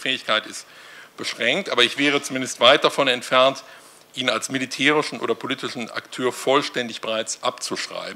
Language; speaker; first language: German; native; German